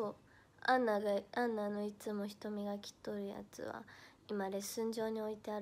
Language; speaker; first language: Japanese; native; Japanese